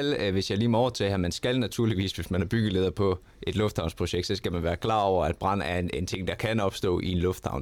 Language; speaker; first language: Danish; native; Danish